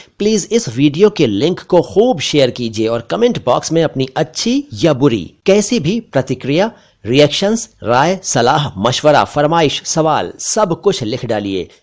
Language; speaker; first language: Hindi; native; Hindi